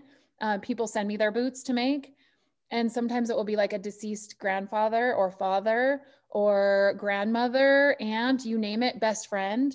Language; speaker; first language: English; native; English